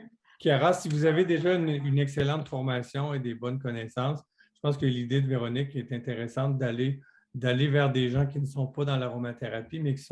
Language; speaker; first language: French; native; French